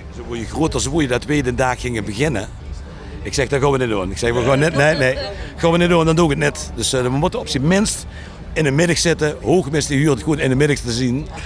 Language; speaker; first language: Dutch; native; Dutch